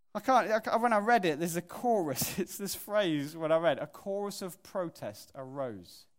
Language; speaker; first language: English; native; English